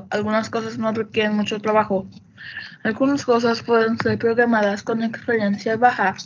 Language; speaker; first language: Spanish; early bilingual, heritage; Spanish